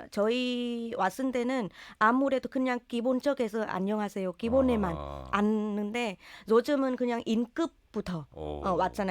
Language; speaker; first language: Korean; non-native, learner; Vietnamese